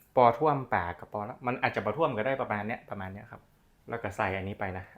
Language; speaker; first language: Thai; native; Thai